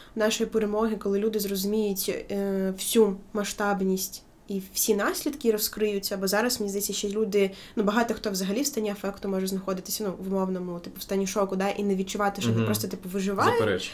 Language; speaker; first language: Ukrainian; native; Ukrainian